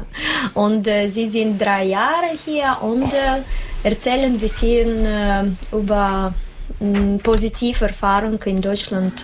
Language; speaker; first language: German; non-native, learner; Russian